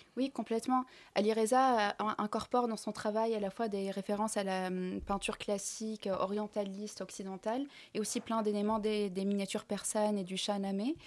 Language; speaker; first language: French; non-native, local second language; Arabic